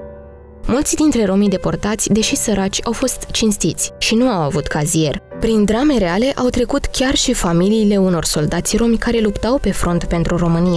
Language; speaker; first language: Romanian; native; Romanian